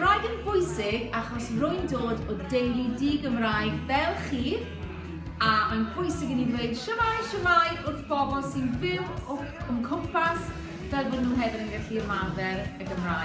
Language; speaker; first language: Welsh; non-native, local second language; English